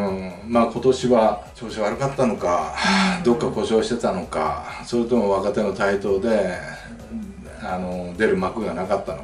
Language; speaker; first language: Japanese; native; Japanese